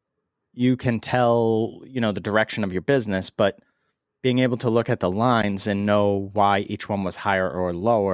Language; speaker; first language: English; native; English